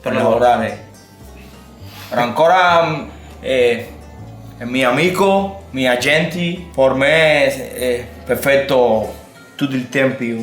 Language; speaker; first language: Italian; non-native, learner; Spanish